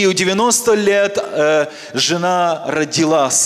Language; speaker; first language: Polish; non-native, learner; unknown